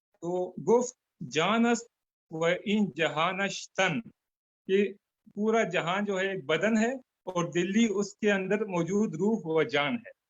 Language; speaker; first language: Urdu; non-native, fluent; Turkmen